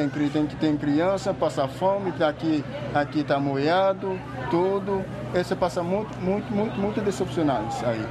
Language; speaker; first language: Portuguese; non-native, learner; Haitian Creole